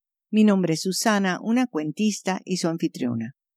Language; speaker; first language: Spanish; early bilingual, heritage; Spanish